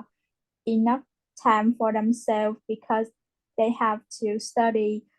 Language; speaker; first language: English; non-native, learner; Vietnamese